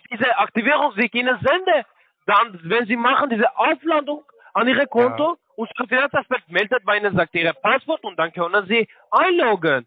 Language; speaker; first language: German; non-native, learner; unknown